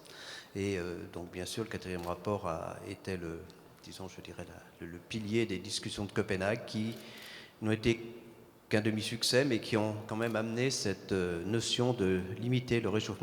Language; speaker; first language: French; native; French